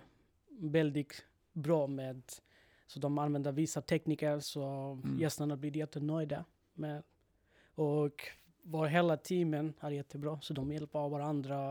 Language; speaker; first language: Swedish; non-native, learner; Bangla